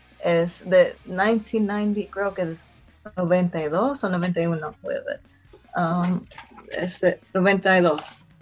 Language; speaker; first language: Spanish; early bilingual, heritage; Spanish